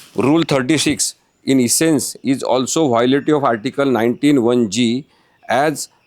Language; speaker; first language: English; non-native, local second language; Marathi